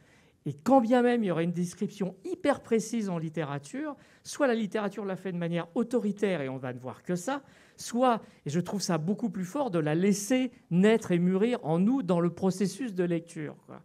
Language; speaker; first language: French; native; French